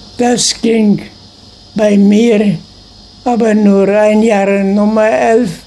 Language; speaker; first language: German; non-native, local second language; Low German